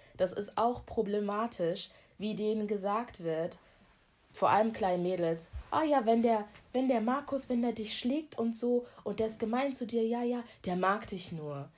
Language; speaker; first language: German; early bilingual, other home language; Akan